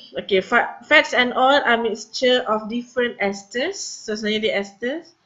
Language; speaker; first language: English; non-native, local second language; Malay